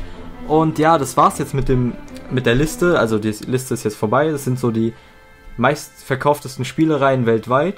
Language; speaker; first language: German; native; German